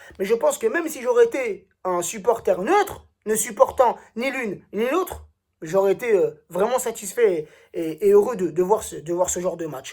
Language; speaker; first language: French; native; French